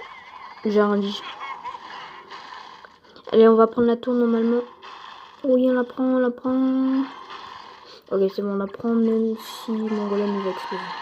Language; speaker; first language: French; native; French